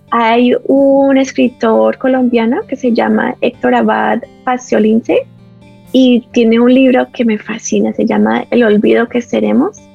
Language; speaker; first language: Spanish; native; Spanish